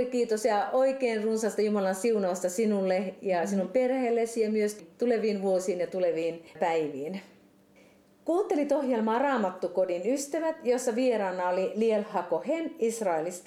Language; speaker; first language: Finnish; native; Finnish